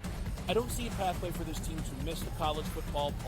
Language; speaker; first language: English; native; English